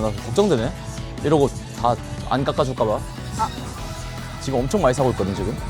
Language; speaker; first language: Korean; native; Korean